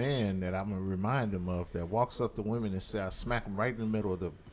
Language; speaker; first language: English; native; English